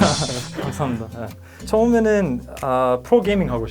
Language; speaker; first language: Korean; non-native, learner; Croatian